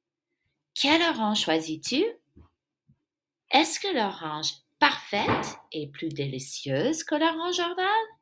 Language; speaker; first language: French; non-native, fluent; English